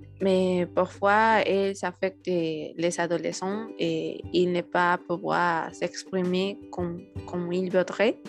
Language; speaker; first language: French; non-native, learner; Spanish